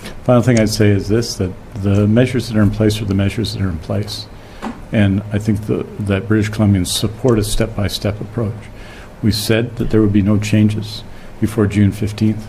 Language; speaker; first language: English; native; English